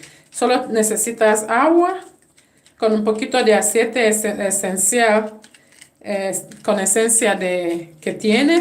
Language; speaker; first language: Spanish; non-native, fluent; English